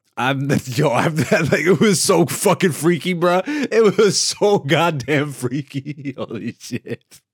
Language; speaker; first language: English; non-native, fluent; Greek